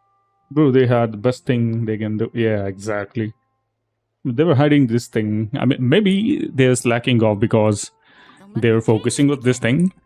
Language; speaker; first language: English; non-native, local second language; Hindi